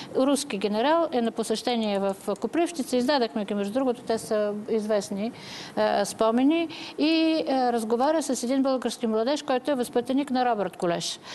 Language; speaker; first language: Bulgarian; native; Bulgarian